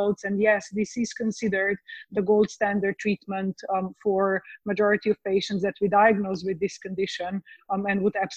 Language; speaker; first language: English; non-native, fluent; Slovenian